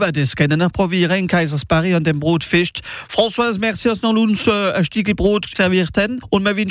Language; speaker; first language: German; non-native, local second language; Swiss German